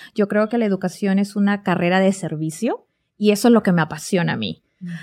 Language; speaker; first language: Spanish; native; Spanish